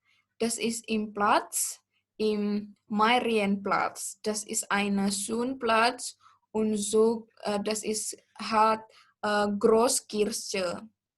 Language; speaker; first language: German; non-native, learner; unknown